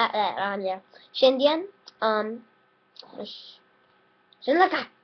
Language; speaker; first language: Lithuanian; early bilingual, heritage; Lithuanian